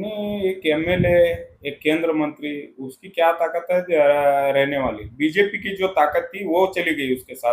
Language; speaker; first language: Hindi; non-native, local second language; Kannada